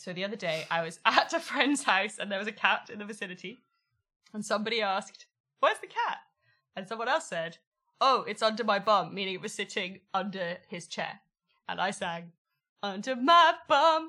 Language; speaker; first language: English; native; English